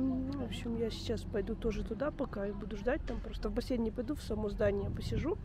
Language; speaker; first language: Russian; native; Russian